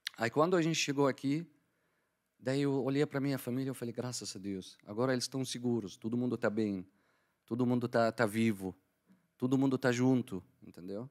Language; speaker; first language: Portuguese; non-native, fluent; Arabic